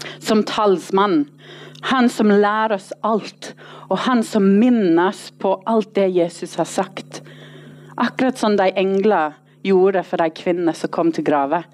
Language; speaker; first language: Norwegian; non-native, fluent; English